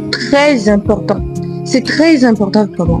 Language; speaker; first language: French; non-native, local second language; Swahili